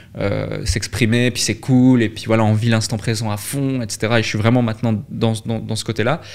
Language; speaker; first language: French; native; French